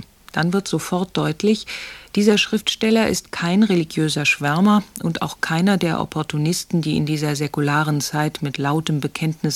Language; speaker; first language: German; native; German